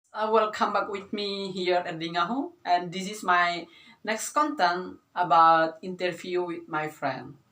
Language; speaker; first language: English; non-native, learner; Indonesian